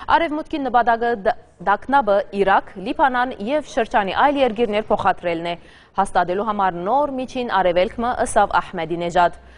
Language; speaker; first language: Armenian; early bilingual, heritage; Armenian